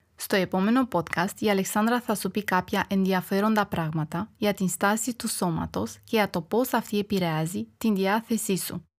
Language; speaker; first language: Greek; non-native, fluent; Romanian